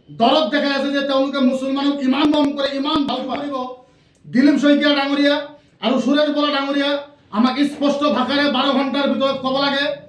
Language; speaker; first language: Assamese; non-native, local second language; Bangla